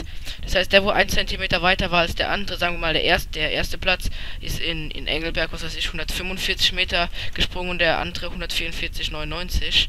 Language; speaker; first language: German; native; German